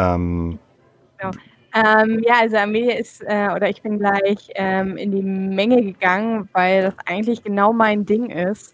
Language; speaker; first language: German; native; German